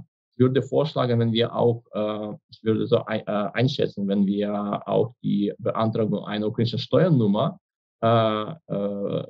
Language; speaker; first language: German; non-native, fluent; Ukrainian